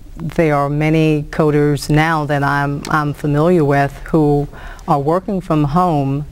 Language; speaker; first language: English; native; English